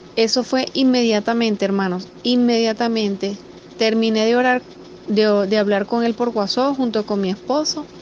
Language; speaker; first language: Spanish; native; Spanish